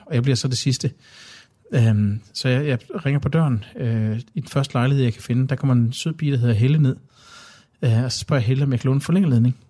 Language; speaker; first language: Danish; native; Danish